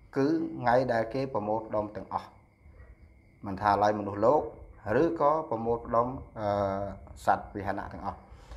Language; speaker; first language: Khmer; non-native, local second language; Eastern Cham